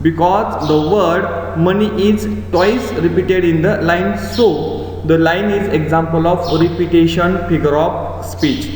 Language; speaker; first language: English; non-native, local second language; Marathi